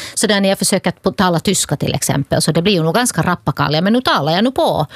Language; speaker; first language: Swedish; native; Swedish